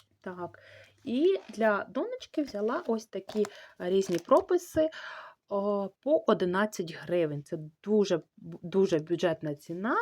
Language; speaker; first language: Ukrainian; native; Ukrainian